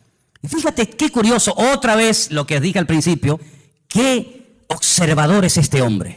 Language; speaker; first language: Spanish; native; Spanish